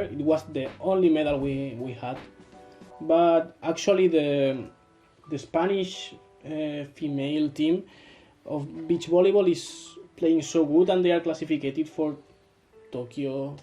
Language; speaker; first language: English; non-native, learner; Spanish